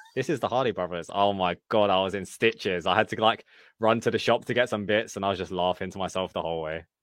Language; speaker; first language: English; native; English